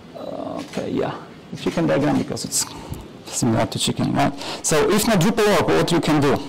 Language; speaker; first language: English; non-native, fluent; Polish